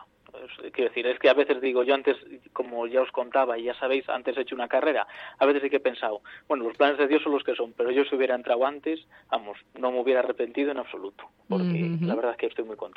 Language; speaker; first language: Spanish; native; Spanish